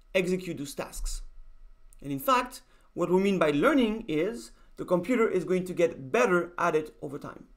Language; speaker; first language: English; non-native, fluent; Spanish